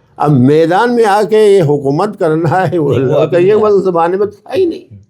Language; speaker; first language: Urdu; non-native, local second language; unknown